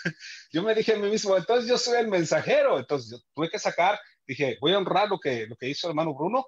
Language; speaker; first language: Spanish; native; Spanish